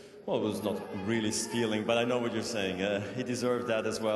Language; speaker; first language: English; non-native, fluent; German